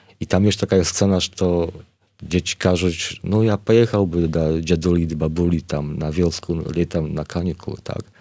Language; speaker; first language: Polish; non-native, learner; Belarusian